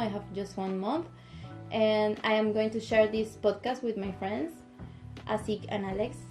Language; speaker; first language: English; non-native, local second language; Spanish